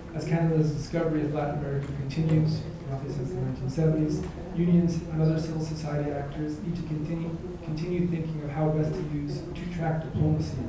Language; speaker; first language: English; native; English